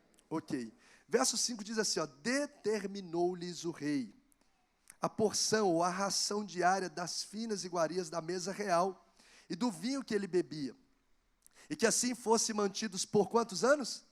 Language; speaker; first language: Portuguese; native; Portuguese